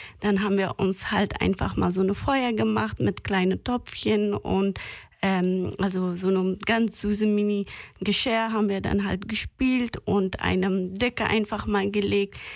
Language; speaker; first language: German; non-native, fluent; Persian